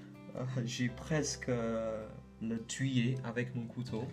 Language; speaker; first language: French; non-native, learner; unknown